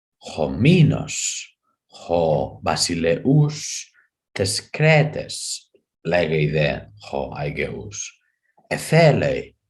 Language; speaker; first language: Greek; non-native, fluent; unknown